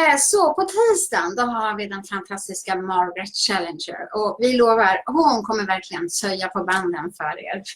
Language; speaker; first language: Swedish; native; Swedish